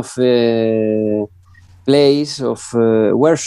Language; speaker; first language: English; non-native, learner; Spanish